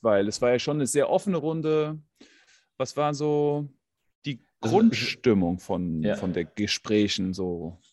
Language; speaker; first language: German; native; German